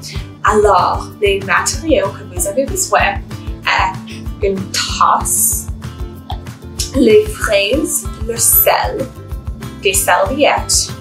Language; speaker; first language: French; non-native, learner; English